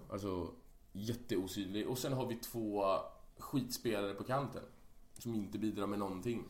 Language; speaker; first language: Swedish; native; Swedish